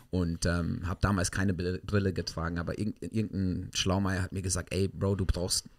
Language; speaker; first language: German; non-native, fluent; English